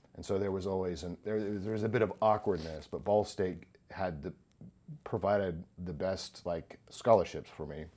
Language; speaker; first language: English; native; English